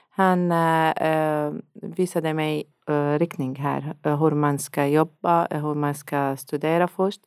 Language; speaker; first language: Swedish; non-native, learner; Arabic